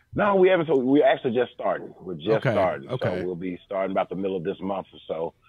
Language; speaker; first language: English; native; English